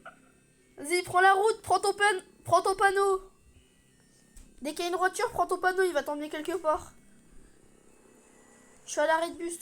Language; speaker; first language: French; native; French